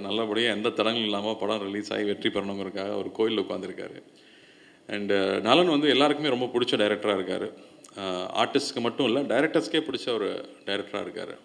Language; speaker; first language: Tamil; native; Tamil